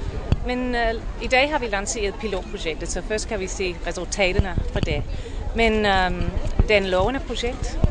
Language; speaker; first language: Danish; non-native, fluent; English